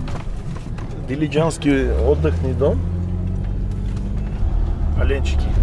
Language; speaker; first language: Russian; non-native, learner; Armenian